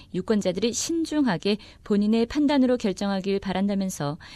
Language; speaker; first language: Korean; native; Korean